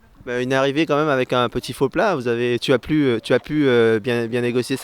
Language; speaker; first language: French; native; French